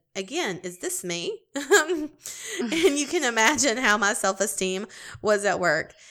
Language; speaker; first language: English; native; English